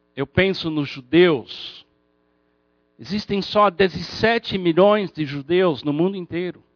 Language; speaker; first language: Portuguese; non-native, fluent; English